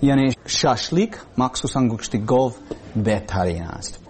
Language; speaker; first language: Persian; non-native, learner; English